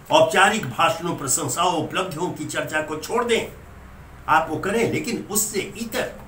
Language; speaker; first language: Hindi; native; Hindi